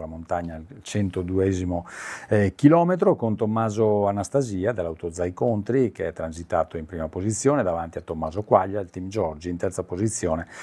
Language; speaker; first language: Italian; native; Italian